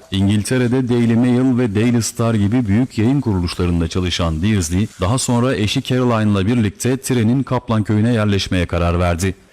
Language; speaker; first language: Turkish; native; Turkish